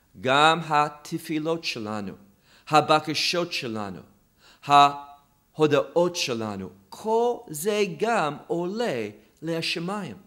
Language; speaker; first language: Hebrew; non-native, fluent; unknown